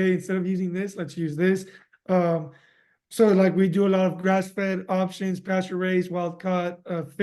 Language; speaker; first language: English; early bilingual, other home language; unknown